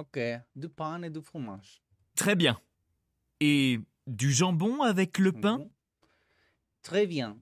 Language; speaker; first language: French; non-native, learner; Spanish